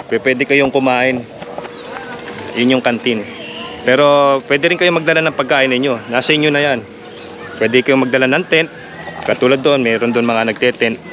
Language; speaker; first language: Filipino; native; Filipino